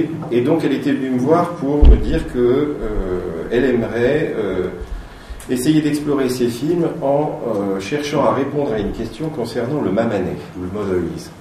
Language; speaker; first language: French; native; French